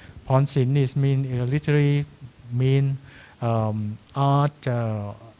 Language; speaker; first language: English; non-native, fluent; Thai